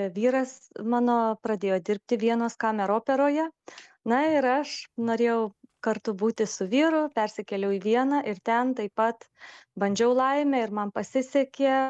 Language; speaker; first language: Lithuanian; native; Lithuanian